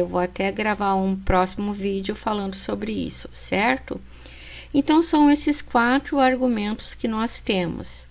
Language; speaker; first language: Portuguese; native; Portuguese